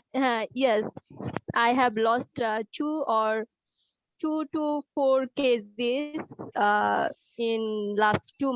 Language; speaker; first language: English; non-native, learner; Bangla